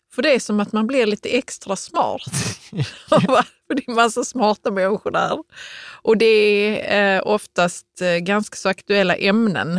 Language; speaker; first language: Swedish; native; Swedish